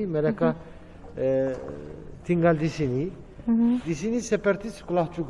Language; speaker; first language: Indonesian; non-native, learner; Turkish